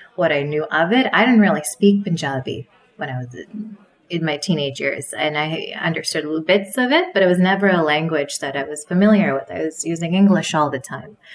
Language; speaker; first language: English; native; English